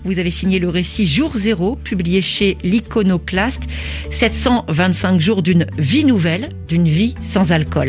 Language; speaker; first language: French; native; French